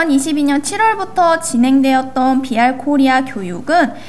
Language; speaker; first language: Korean; native; Korean